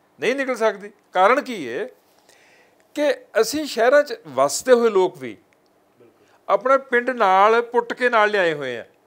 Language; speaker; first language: Punjabi; native; Punjabi